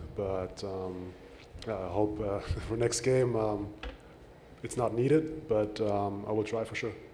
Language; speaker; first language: English; non-native, fluent; German